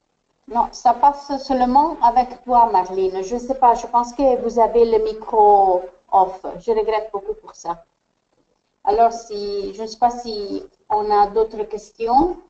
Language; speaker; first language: French; non-native, fluent; Spanish